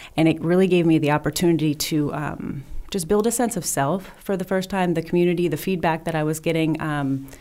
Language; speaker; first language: English; native; English